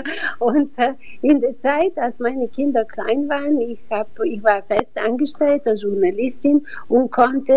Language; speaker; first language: German; non-native, fluent; Bulgarian